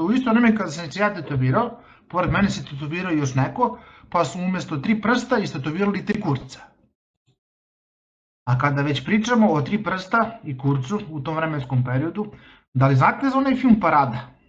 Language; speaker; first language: Bosnian; native; Bosnian